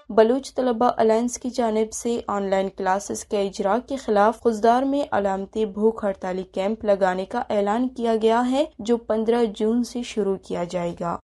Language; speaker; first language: Urdu; non-native, local second language; Baluchi